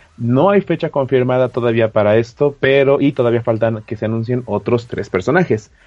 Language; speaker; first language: Spanish; native; Spanish